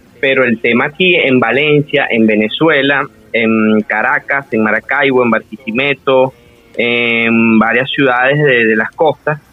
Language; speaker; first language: Spanish; native; Spanish